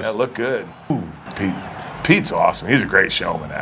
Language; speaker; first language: English; native; English